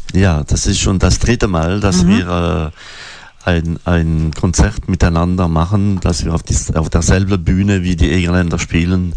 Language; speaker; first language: German; non-native, local second language; French